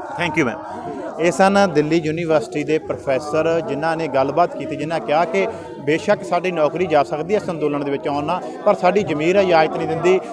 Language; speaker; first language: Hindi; non-native, local second language; Punjabi